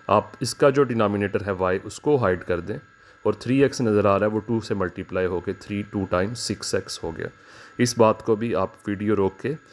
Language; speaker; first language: Urdu; native; Urdu